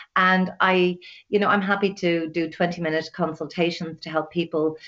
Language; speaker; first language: English; native; English